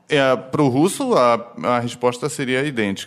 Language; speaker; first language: Portuguese; non-native, fluent; Russian